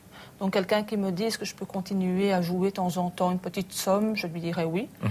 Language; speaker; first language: French; native; French